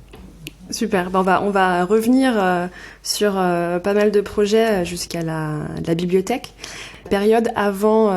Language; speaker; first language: French; native; French